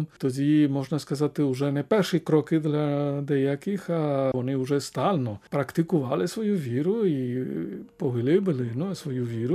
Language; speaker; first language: Ukrainian; non-native, fluent; Spanish